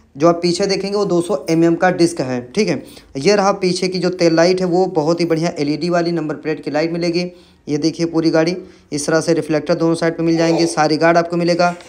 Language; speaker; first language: Hindi; native; Hindi